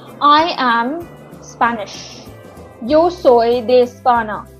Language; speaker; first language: Spanish; non-native, learner; Hindi